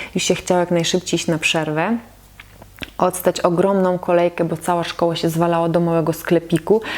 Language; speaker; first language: Polish; non-native, fluent; Russian